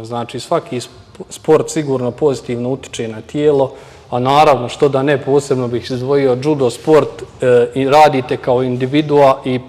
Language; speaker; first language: Serbian; native; Serbian